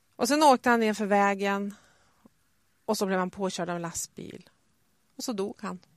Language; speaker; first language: Swedish; native; Swedish